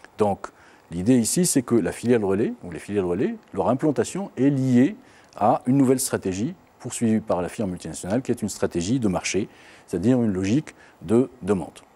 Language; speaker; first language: French; non-native, local second language; Arabic